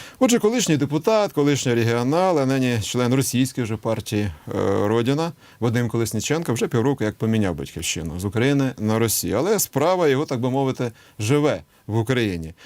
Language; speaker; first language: Ukrainian; native; Ukrainian